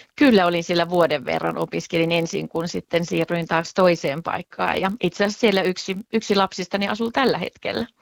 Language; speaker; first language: Finnish; native; Finnish